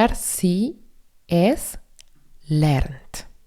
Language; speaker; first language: German; non-native, fluent; Spanish